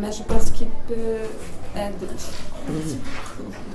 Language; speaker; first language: French; non-native, learner; Portuguese